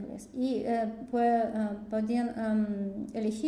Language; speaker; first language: Spanish; non-native, learner; Russian